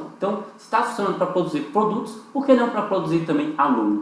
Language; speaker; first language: Portuguese; native; Portuguese